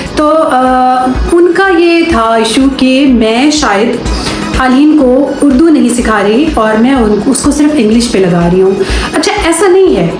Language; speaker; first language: Urdu; native; Urdu